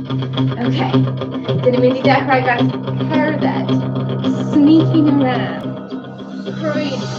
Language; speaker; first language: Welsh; non-native, learner; English